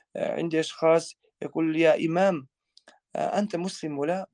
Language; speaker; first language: Arabic; non-native, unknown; Albanian